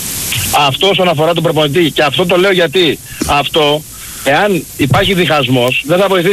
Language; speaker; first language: Greek; native; Greek